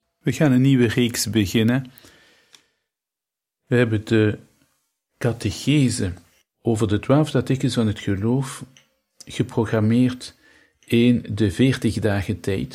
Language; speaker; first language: Dutch; non-native, fluent; French